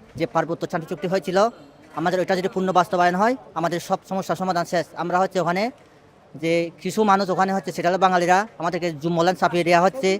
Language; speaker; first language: Bangla; non-native, local second language; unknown